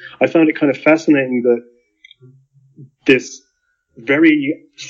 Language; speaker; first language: English; native; English